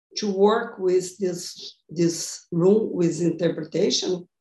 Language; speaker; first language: English; non-native, fluent; Portuguese